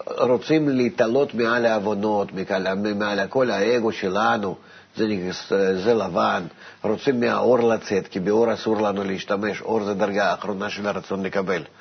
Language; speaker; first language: Hebrew; non-native, fluent; Russian